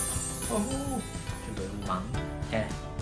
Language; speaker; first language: Vietnamese; non-native, learner; Japanese